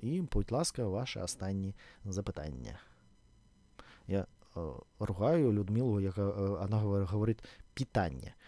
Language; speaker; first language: Ukrainian; non-native, fluent; Russian